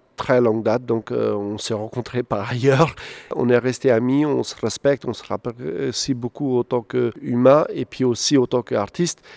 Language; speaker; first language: French; non-native, fluent; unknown